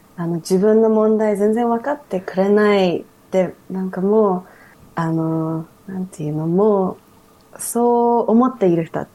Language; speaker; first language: Japanese; early bilingual, heritage; Japanese